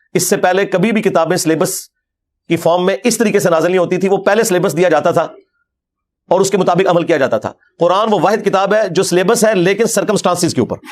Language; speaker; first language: Urdu; non-native, local second language; Punjabi